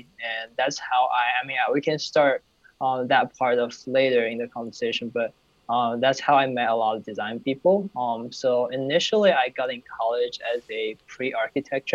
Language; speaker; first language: English; non-native, fluent; Chinese